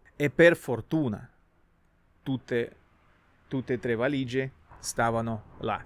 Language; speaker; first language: Italian; non-native, fluent; Russian